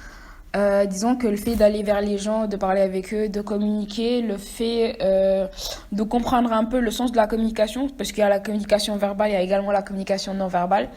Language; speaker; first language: French; non-native, local second language; Wolof